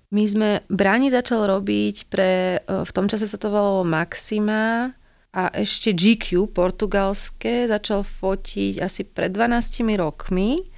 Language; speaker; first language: Slovak; native; Slovak